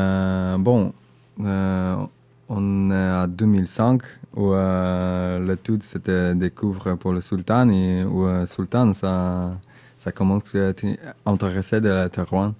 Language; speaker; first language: French; non-native, learner; Indonesian